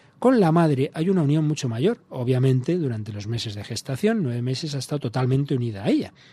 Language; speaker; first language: Spanish; native; Spanish